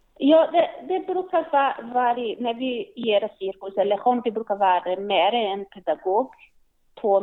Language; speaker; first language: Swedish; non-native, learner; Portuguese